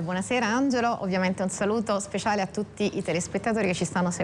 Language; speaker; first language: Italian; native; Italian